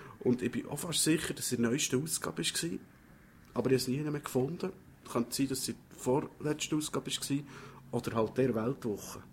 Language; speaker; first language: German; native; German